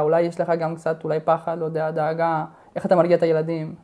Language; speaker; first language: Hebrew; non-native, fluent; Spanish